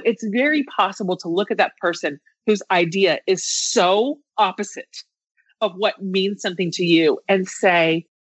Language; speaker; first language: English; native; English